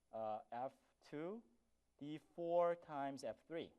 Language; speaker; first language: English; non-native, fluent; Korean